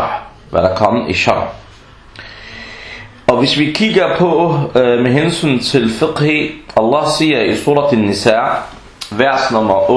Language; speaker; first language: Danish; early bilingual, other home language; Arabic